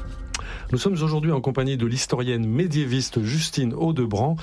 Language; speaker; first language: French; native; French